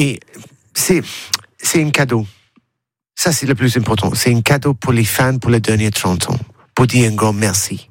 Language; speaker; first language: French; non-native, learner; English